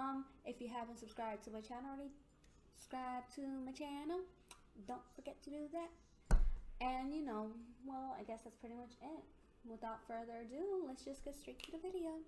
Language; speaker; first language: English; native; English